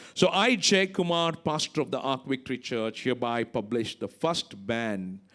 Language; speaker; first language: English; non-native, local second language; Tamil